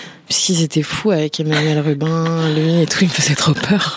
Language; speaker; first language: French; native; French